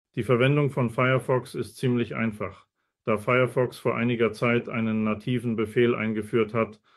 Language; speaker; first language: German; non-native, fluent; Spanish